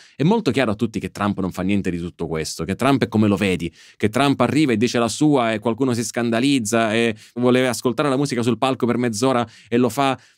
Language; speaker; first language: Italian; native; Italian